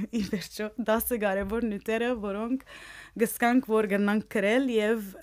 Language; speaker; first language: Armenian; early bilingual, heritage; Armenian